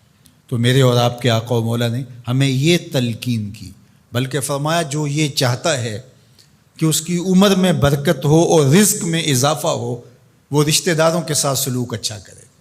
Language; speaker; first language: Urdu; non-native, local second language; Punjabi